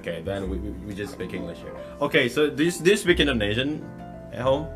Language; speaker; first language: English; non-native, fluent; Indonesian